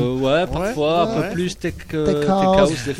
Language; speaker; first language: French; native; French